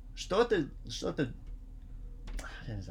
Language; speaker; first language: Russian; non-native, learner; English